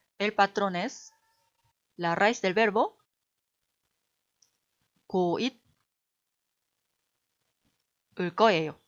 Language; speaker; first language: Spanish; non-native, fluent; Korean